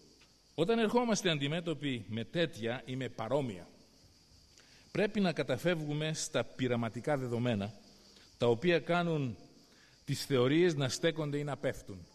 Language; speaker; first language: Greek; native; Greek